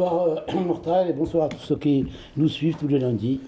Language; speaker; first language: French; non-native, local second language; Arabic